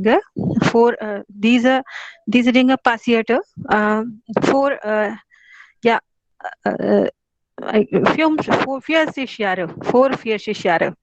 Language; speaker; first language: German; non-native, learner; Hindi